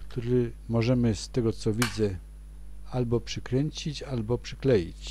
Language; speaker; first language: Polish; native; Polish